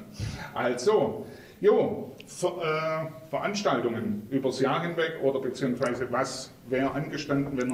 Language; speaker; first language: German; native; German